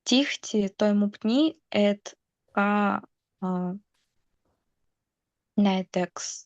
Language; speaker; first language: Estonian; non-native, local second language; Russian